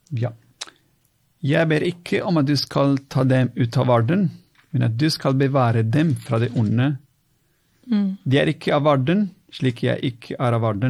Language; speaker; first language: Norwegian; non-native, fluent; Italian